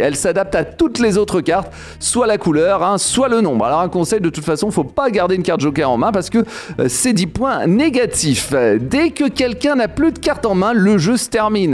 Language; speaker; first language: French; native; French